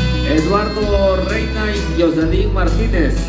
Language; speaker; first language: Spanish; native; Spanish